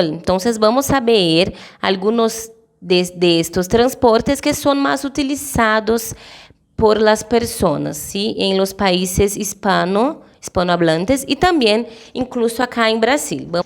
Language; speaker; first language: Spanish; non-native, fluent; Portuguese